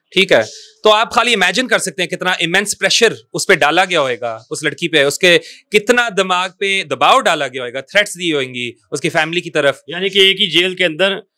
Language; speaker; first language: Urdu; non-native, local second language; Punjabi